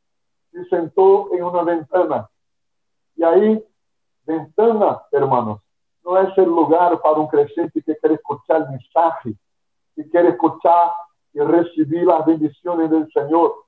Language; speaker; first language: Spanish; non-native, fluent; Portuguese